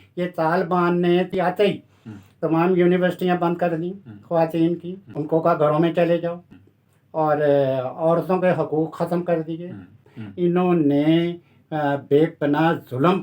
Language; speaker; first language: Urdu; non-native, local second language; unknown